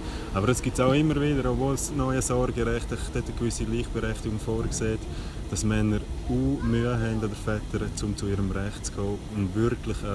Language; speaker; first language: German; native; German